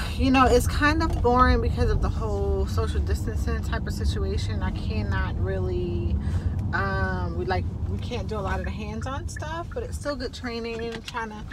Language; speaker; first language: English; native; English